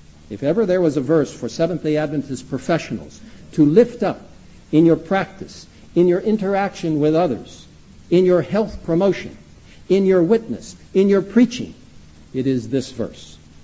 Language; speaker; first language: English; early bilingual, other home language; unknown